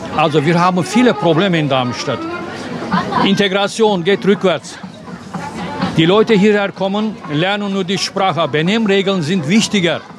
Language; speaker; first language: German; non-native, fluent; Turkish